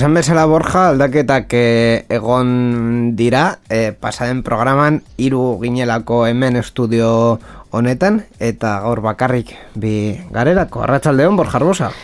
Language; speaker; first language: Basque; non-native, local second language; Spanish